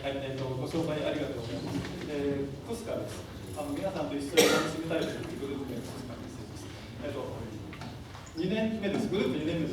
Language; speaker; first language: Japanese; native; Japanese